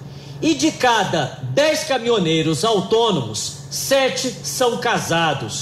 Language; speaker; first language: Portuguese; native; Portuguese